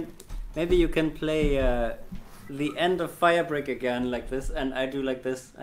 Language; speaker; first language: English; non-native, fluent; German